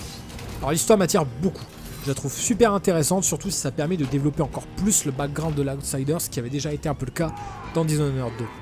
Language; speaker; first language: French; native; French